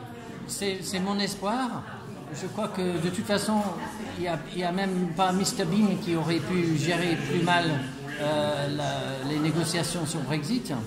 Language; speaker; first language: French; non-native, fluent; English